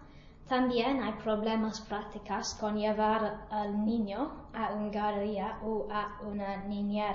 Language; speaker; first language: Spanish; non-native, learner; English